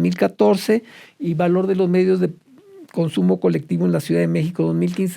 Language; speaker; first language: Spanish; native; Spanish